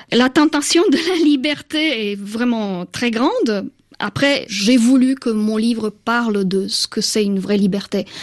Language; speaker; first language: French; non-native, fluent; Slovak